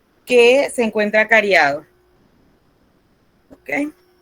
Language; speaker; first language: Spanish; native; Spanish